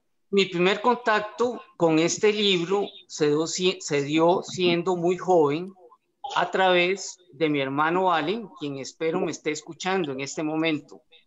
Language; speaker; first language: Spanish; native; Spanish